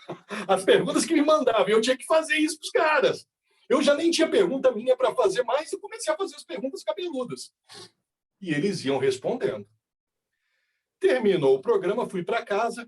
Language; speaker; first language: Portuguese; native; Portuguese